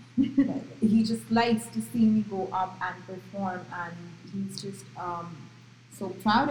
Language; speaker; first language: English; non-native, local second language; Marathi